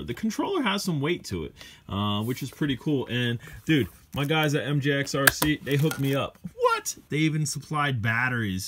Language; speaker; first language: English; native; English